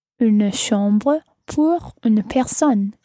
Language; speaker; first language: French; non-native, learner; English